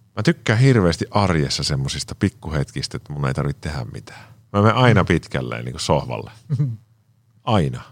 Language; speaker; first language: Finnish; native; Finnish